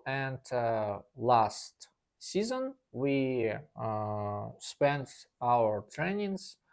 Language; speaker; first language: English; non-native, learner; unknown